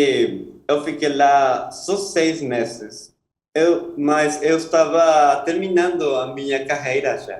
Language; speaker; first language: Portuguese; non-native, fluent; Spanish